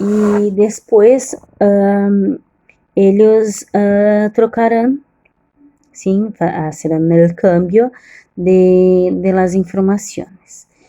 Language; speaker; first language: Spanish; non-native, learner; Portuguese